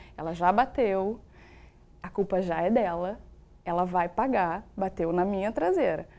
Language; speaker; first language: Portuguese; native; Portuguese